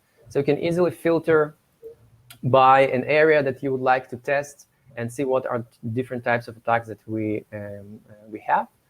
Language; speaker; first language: English; non-native, fluent; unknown